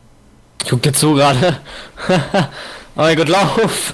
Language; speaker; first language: German; native; German